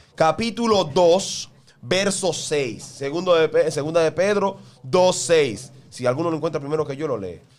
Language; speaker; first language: Spanish; native; Spanish